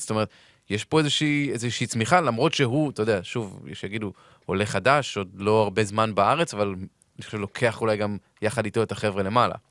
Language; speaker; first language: Hebrew; native; Hebrew